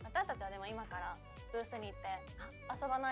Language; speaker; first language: Japanese; native; Japanese